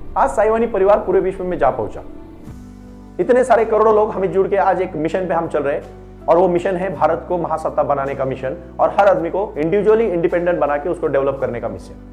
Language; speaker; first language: Hindi; non-native, local second language; Marathi